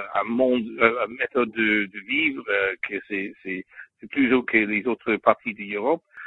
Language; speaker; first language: French; non-native, learner; English